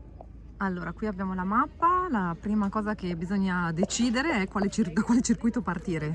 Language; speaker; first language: Italian; native; Italian